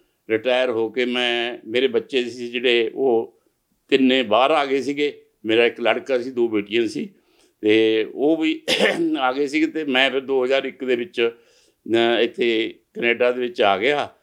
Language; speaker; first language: Punjabi; native; Punjabi